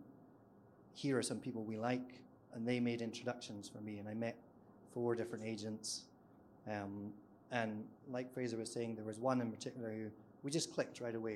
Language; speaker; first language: English; native; English